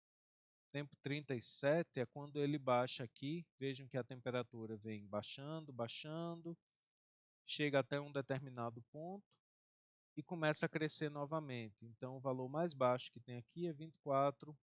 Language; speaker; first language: Portuguese; native; Portuguese